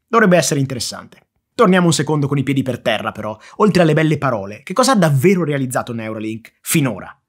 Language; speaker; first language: Italian; native; Italian